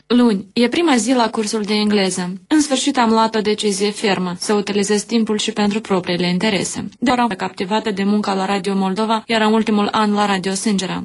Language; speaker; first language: Romanian; native; Romanian